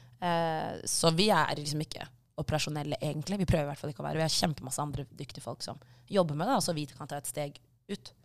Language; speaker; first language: Norwegian; early bilingual, other home language; Tigrinya